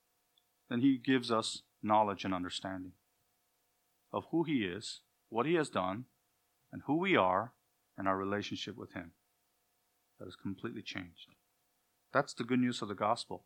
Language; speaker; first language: English; native; English